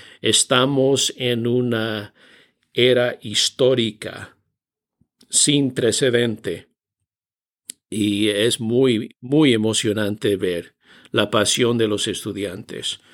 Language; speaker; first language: Spanish; non-native, fluent; English